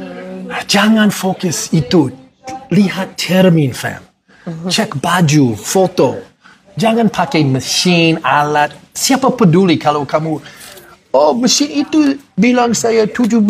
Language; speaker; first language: Indonesian; non-native, learner; English